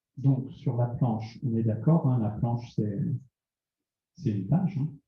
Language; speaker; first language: French; native; French